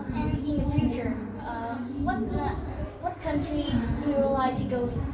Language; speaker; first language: English; non-native, learner; Vietnamese